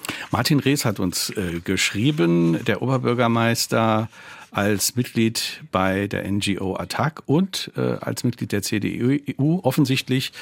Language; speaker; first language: German; native; German